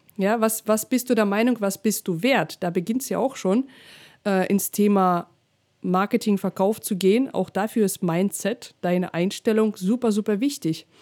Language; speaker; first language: German; non-native, fluent; Russian